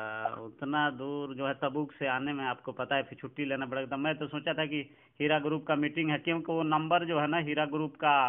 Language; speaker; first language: Hindi; native; Hindi